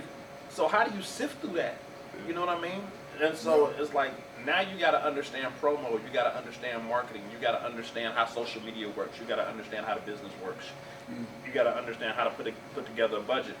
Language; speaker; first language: English; native; English